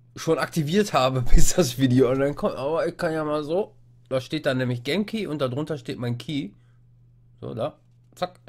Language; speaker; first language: German; non-native, fluent; English